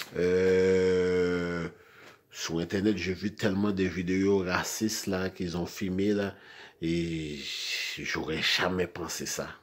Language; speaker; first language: French; non-native, local second language; Haitian Creole